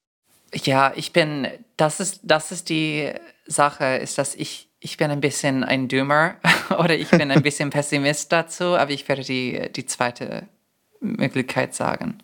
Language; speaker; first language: German; non-native, fluent; English